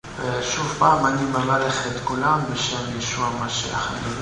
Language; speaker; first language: Hebrew; non-native, fluent; Russian